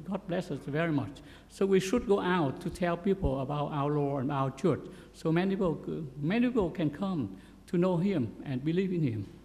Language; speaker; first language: English; non-native, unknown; Vietnamese